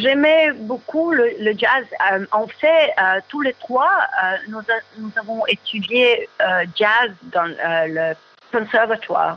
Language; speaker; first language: French; non-native, learner; Italian